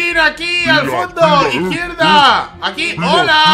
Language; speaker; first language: Spanish; native; Spanish